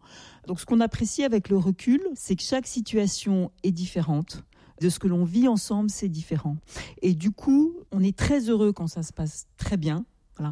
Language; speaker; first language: French; native; French